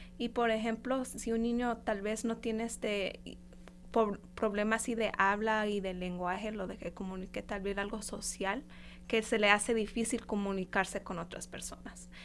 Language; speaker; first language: Spanish; non-native, fluent; English